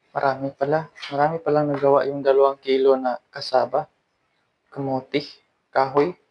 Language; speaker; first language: Filipino; non-native, local second language; Cebuano